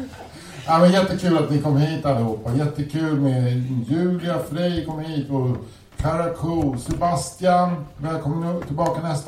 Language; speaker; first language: Swedish; native; Swedish